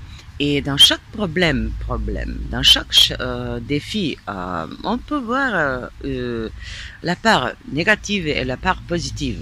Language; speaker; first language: French; non-native, fluent; Serbian